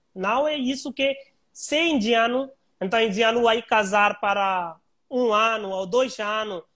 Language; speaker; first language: Portuguese; non-native, learner; Hindi